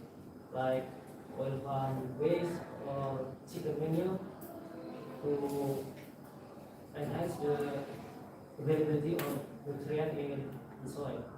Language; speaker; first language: English; non-native, learner; Indonesian